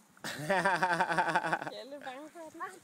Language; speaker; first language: Danish; native; Danish